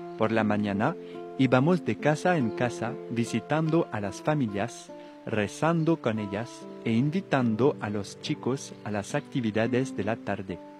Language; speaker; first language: Spanish; non-native, fluent; French